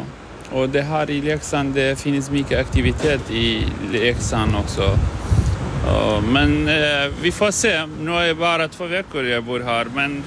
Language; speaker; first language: Swedish; non-native, learner; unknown